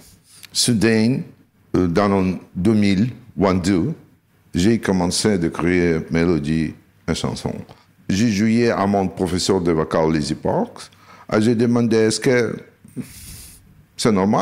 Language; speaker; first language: French; non-native, learner; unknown